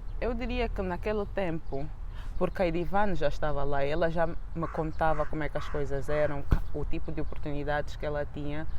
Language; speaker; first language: Portuguese; native; Portuguese